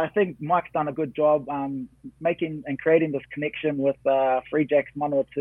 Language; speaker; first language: English; native; English